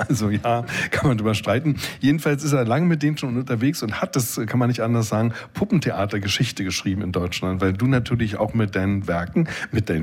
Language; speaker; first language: German; native; German